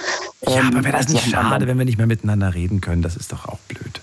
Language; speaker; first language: German; native; German